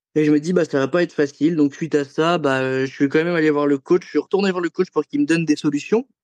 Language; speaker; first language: French; native; French